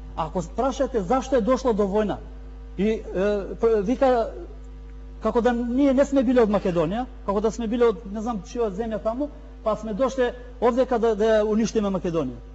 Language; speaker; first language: Macedonian; non-native, local second language; Albanian